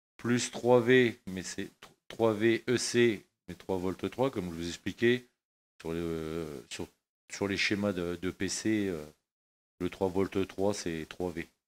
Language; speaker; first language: French; native; French